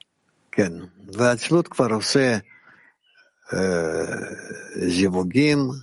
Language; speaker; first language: Hebrew; non-native, fluent; Russian